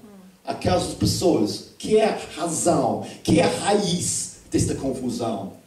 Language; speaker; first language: Portuguese; non-native, fluent; English